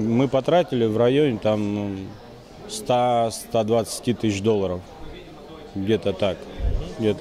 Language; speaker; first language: Russian; native; Russian